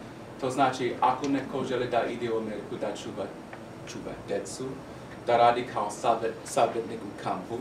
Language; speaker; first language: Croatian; non-native, learner; English